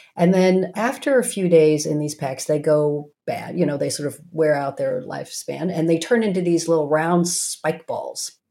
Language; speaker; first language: English; native; English